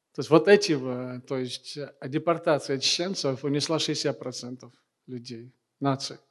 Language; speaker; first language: Russian; non-native, local second language; Chechen